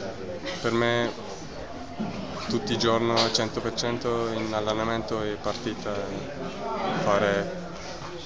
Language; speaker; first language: Italian; non-native, learner; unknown